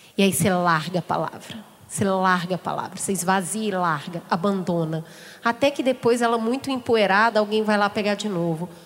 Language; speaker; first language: Portuguese; native; Portuguese